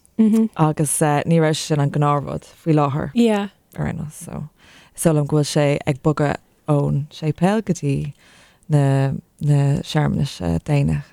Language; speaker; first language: Irish; non-native, local second language; English